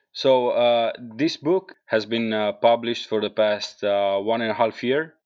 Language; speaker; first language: English; non-native, fluent; Italian